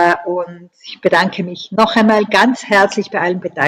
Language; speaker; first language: German; native; German